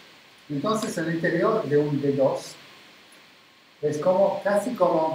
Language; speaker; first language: Spanish; non-native, fluent; Italian